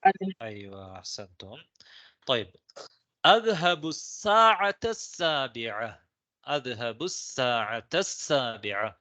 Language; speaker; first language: Arabic; non-native, fluent; Tamil